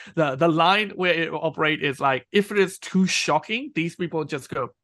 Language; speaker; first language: English; non-native, fluent; Burmese